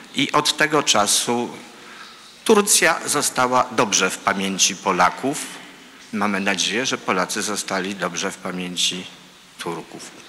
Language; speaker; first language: Polish; native; Polish